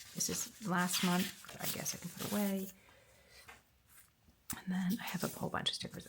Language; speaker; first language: English; native; English